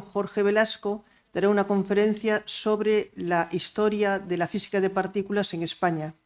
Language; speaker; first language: Spanish; native; Spanish